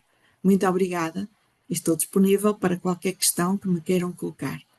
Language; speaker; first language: Portuguese; native; Portuguese